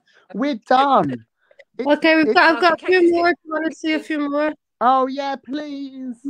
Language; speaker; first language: English; native; English